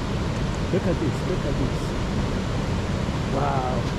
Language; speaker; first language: English; non-native, fluent; Somali